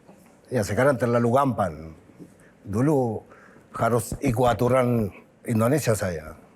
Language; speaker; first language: Indonesian; non-native, fluent; Spanish